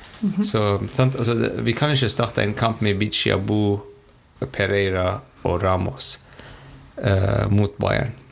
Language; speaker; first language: Norwegian; non-native, fluent; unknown